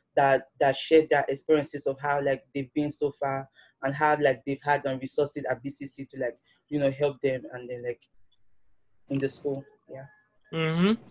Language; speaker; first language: English; non-native, local second language; Yoruba